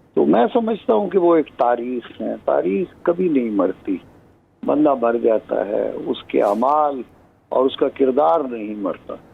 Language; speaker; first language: Urdu; non-native, local second language; Pashto